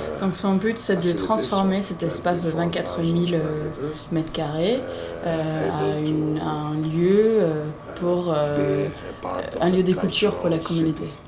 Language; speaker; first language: French; non-native, fluent; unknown